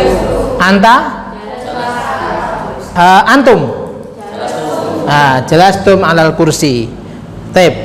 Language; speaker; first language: Arabic; non-native, fluent; Indonesian